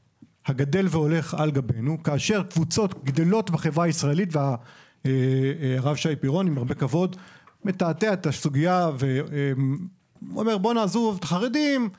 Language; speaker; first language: Hebrew; native; Hebrew